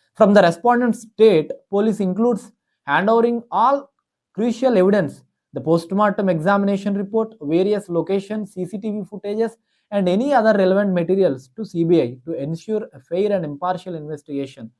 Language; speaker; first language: English; non-native, local second language; Telugu